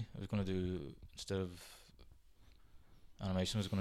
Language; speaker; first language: English; native; English